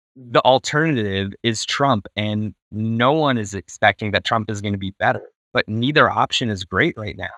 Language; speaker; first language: English; native; English